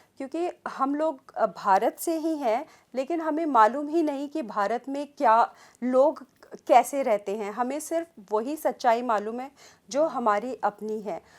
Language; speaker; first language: Hindi; native; Hindi